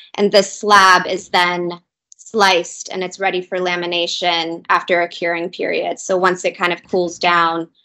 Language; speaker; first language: English; native; English